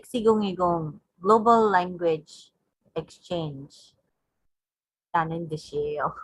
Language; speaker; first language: Korean; non-native, learner; English